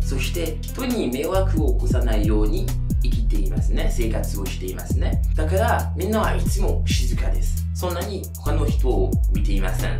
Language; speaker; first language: Japanese; non-native, fluent; French